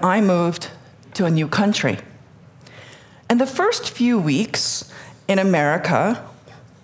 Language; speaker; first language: English; early bilingual, other home language; Korean